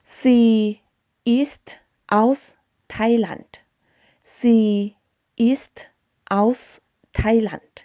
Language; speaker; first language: German; non-native, fluent; Thai